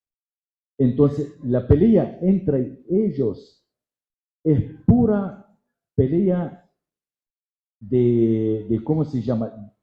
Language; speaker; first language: Spanish; non-native, fluent; Arabic